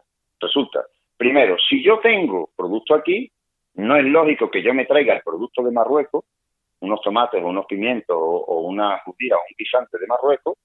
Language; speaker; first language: Spanish; native; Spanish